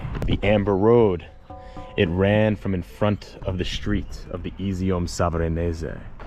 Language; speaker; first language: English; native; English